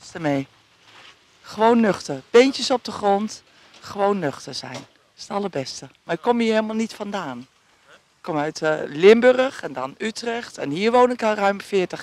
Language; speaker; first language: Dutch; native; Dutch